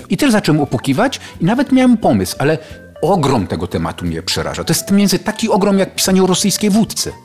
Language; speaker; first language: Polish; native; Polish